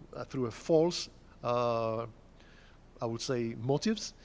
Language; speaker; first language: English; non-native, fluent; French